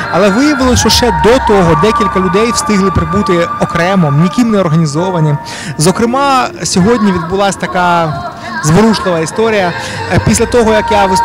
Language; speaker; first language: Ukrainian; native; Ukrainian